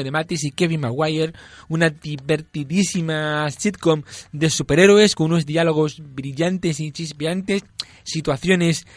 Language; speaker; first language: Spanish; native; Spanish